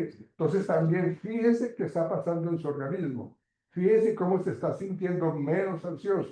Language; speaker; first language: Spanish; native; Spanish